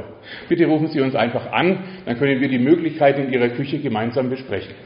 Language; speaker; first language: German; native; German